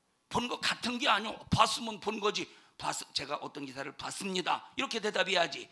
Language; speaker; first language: Korean; native; Korean